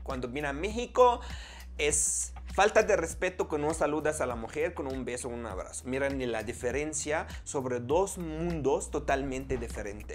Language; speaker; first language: Spanish; non-native, fluent; Arabic